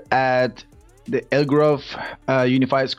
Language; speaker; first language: English; non-native, fluent; Spanish